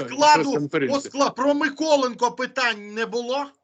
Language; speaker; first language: Ukrainian; native; Ukrainian